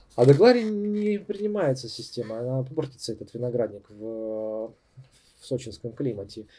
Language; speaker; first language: Russian; native; Russian